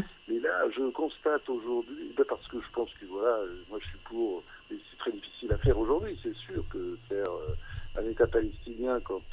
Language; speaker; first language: French; native; French